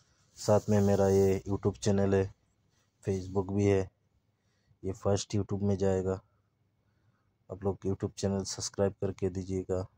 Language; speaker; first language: Hindi; non-native, local second language; Bangla